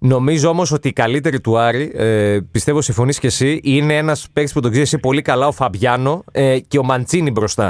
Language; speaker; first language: Greek; native; Greek